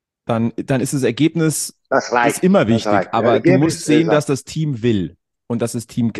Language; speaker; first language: German; native; German